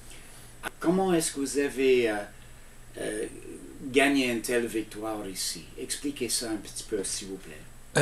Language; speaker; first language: French; non-native, fluent; English